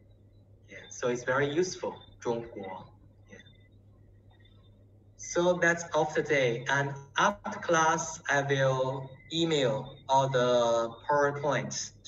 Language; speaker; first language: English; non-native, learner; Chinese